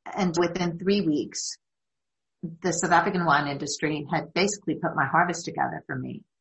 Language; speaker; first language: English; native; English